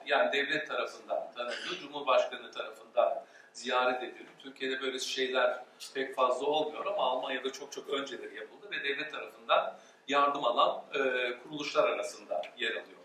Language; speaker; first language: Turkish; early bilingual, heritage; Turkish